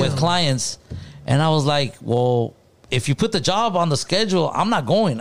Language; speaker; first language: English; early bilingual, other home language; Spanish